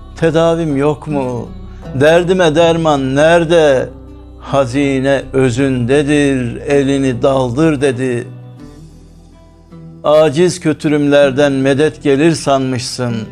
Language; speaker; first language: Turkish; native; Turkish